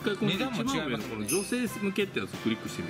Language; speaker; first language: Japanese; native; Japanese